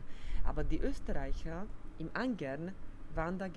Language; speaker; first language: German; non-native, fluent; Slovak